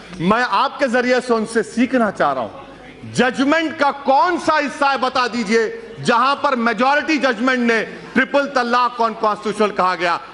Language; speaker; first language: Urdu; native; Urdu